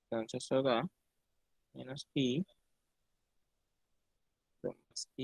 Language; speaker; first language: Spanish; native; Spanish